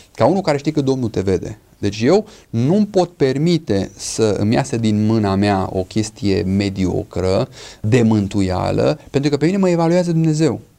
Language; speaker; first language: Romanian; non-native, fluent; English